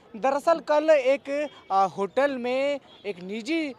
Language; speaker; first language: Hindi; native; Hindi